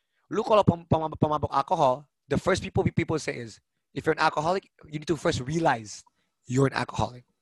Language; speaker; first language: English; early bilingual, other home language; Indonesian